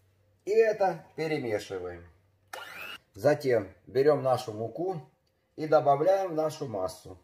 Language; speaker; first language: Russian; native; Russian